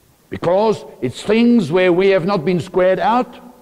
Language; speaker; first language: English; non-native, local second language; Afrikaans